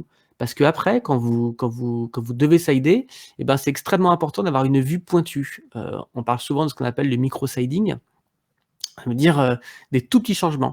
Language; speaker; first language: French; native; French